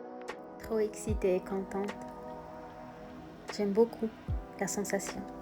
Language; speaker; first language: French; non-native, local second language; Arabic